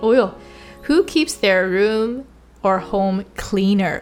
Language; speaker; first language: English; early bilingual, other home language; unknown